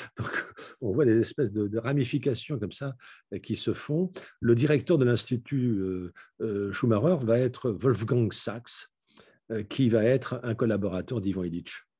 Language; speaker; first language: French; native; French